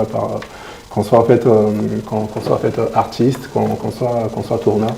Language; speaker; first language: French; native; French